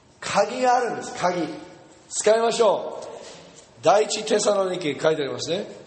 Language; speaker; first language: Japanese; non-native, fluent; English